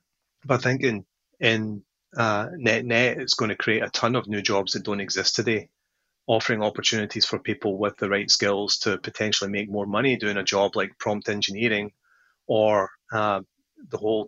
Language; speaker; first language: English; native; English